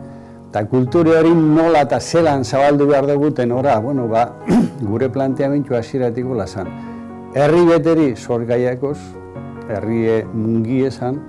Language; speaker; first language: Basque; native; Basque